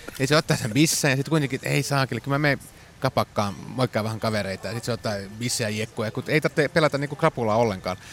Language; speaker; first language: Finnish; non-native, local second language; Swedish